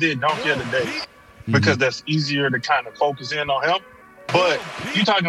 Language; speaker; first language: English; native; English